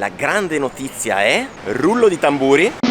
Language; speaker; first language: Italian; native; Italian